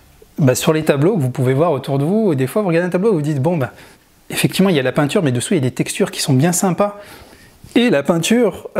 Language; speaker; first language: French; native; French